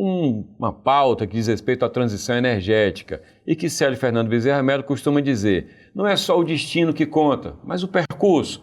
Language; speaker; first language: Portuguese; native; Portuguese